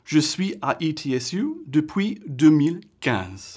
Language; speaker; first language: French; non-native, fluent; English